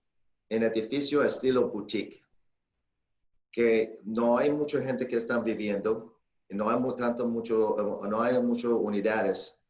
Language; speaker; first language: Spanish; non-native, fluent; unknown